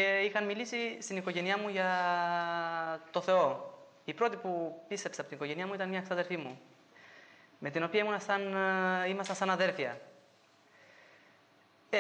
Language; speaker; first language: Greek; non-native, fluent; Albanian